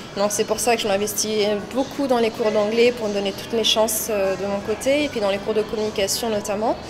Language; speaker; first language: French; native; French